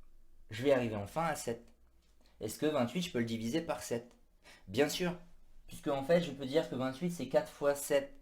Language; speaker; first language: French; native; French